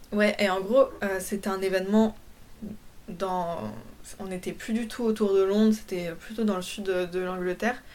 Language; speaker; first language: French; early bilingual, other home language; Polish